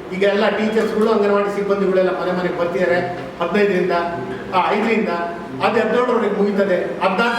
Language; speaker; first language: Kannada; non-native, local second language; Lambadi